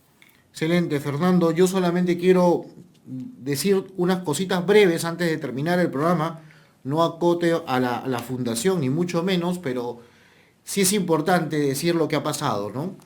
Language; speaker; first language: Spanish; native; Spanish